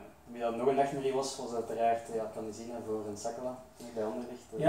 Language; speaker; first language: Dutch; native; Dutch